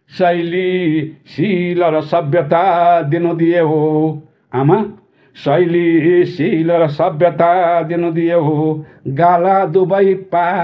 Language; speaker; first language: Nepali; native; Nepali